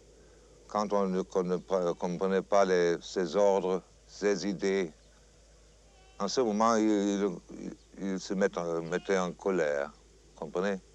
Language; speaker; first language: French; non-native, fluent; German